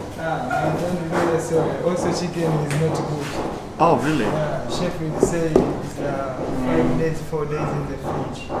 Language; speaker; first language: English; non-native, learner; Korean